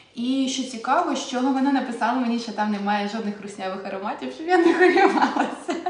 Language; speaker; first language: Ukrainian; non-native, local second language; Russian